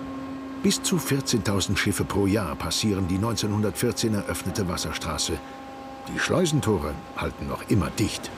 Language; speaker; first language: German; native; German